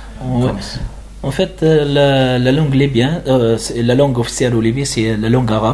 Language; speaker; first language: French; non-native, learner; Arabic